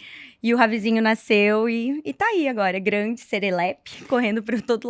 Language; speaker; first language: Portuguese; native; Portuguese